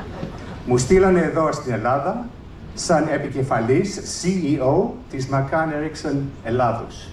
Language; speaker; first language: Greek; early bilingual, heritage; English